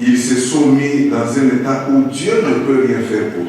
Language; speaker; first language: French; non-native, local second language; Lingala